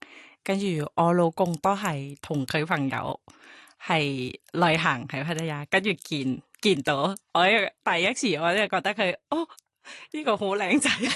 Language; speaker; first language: Cantonese; non-native, learner; Thai